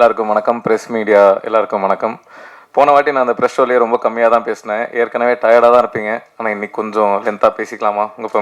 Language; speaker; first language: Tamil; native; Tamil